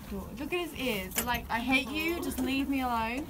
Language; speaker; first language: English; native; English